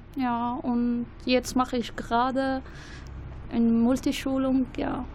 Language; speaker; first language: German; non-native, learner; Arabic